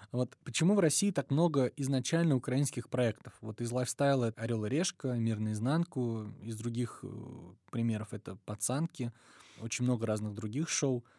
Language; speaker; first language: Russian; native; Russian